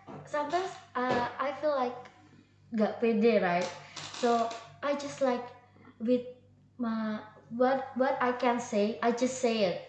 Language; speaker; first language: English; non-native, learner; Indonesian